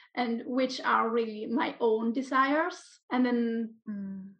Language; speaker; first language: English; non-native, fluent; German